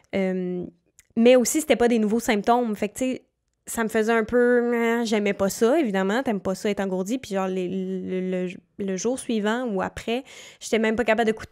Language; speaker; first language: French; native; French